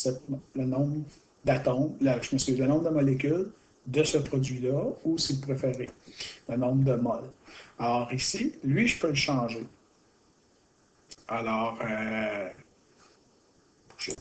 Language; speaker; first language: French; native; French